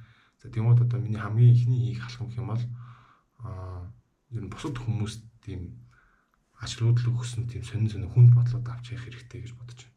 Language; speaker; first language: Mongolian; native; Mongolian